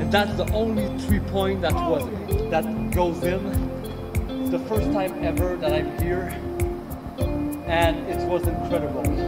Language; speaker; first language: English; non-native, fluent; French